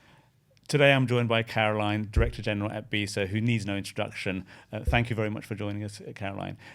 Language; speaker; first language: English; native; English